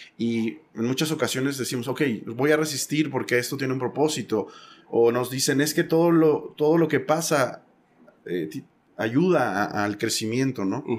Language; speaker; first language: Spanish; native; Spanish